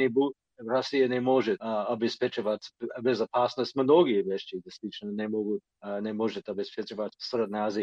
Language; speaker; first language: Russian; non-native, fluent; English